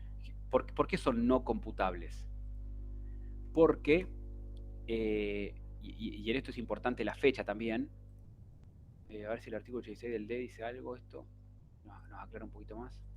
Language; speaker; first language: Spanish; native; Spanish